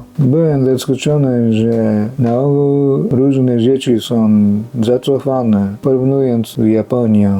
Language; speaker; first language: Polish; non-native, fluent; Japanese